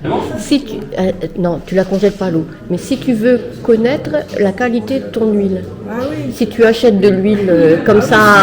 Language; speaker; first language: French; native; French